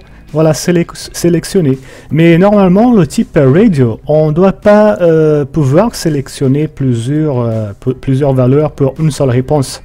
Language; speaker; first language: French; non-native, fluent; Portuguese